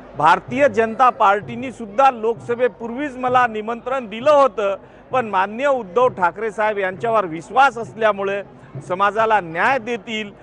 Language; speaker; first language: Marathi; non-native, local second language; Lambadi